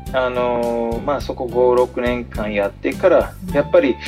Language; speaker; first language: Japanese; non-native, fluent; English